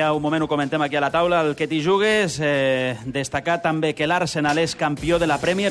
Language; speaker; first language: Catalan; native; Catalan